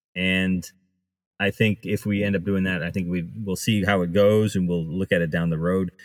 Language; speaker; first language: English; native; English